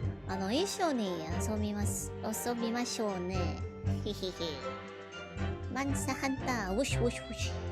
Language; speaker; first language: Japanese; non-native, learner; Filipino